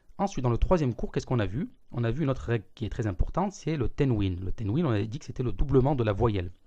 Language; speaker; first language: French; native; French